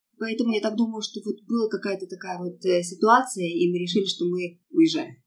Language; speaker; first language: Russian; native; Russian